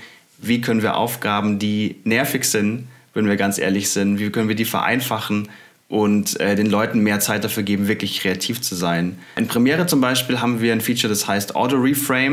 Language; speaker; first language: German; native; German